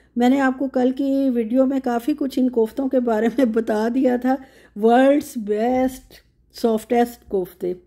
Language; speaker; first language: Urdu; native; Urdu